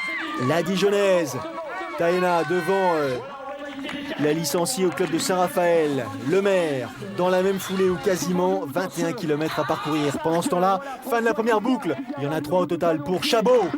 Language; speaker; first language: French; native; French